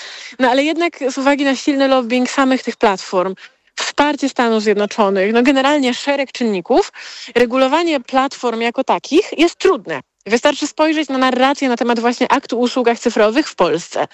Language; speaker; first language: Polish; native; Polish